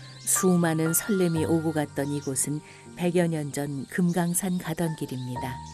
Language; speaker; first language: Korean; native; Korean